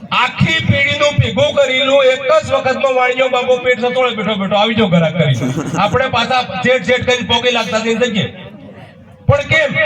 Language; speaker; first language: Gujarati; non-native, local second language; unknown